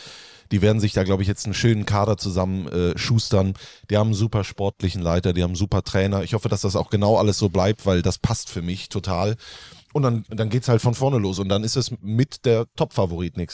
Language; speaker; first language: German; native; German